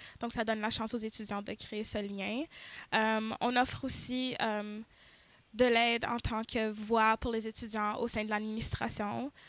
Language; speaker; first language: French; native; French